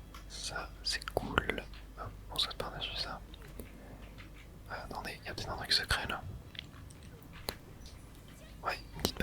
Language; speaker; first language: French; native; French